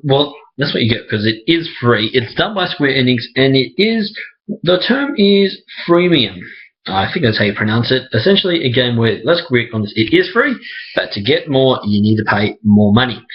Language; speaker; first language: English; native; English